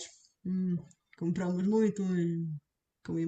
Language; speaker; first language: Portuguese; non-native, learner; Bulgarian